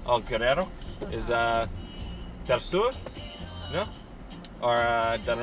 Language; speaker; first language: Spanish; non-native, learner; English